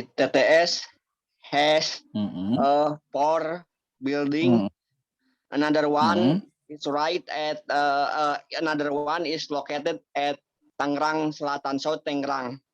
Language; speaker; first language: English; non-native, learner; Indonesian